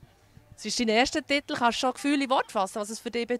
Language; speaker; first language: German; native; German